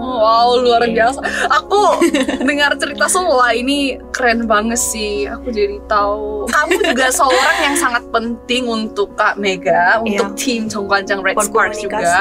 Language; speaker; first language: Indonesian; non-native, fluent; Korean